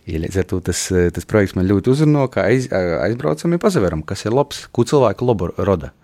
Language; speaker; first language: Latvian; native; Latvian